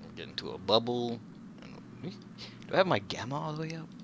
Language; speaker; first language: English; native; English